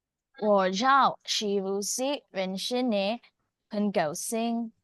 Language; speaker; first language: Chinese; non-native, learner; Filipino